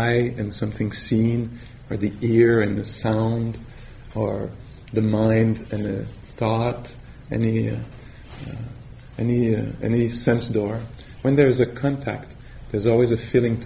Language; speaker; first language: English; non-native, fluent; French